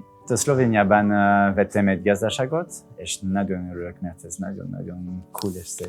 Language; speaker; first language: Hungarian; non-native, learner; French